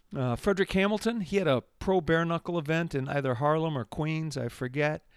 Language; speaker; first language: English; native; English